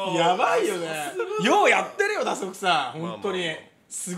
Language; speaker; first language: Japanese; native; Japanese